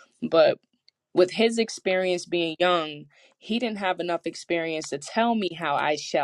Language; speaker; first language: English; native; English